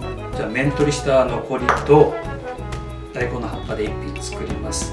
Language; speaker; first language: Japanese; native; Japanese